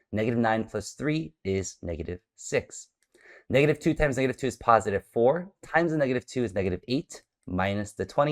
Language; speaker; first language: English; native; English